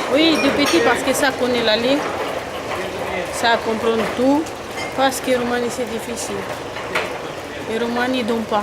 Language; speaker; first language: French; non-native, learner; Romanian